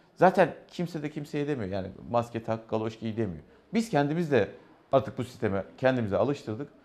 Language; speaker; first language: Turkish; native; Turkish